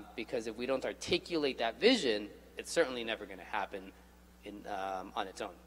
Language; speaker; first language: English; native; English